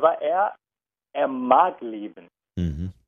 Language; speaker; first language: German; non-native, learner; Turkish